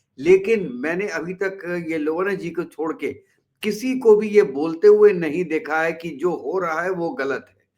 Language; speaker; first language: Hindi; native; Hindi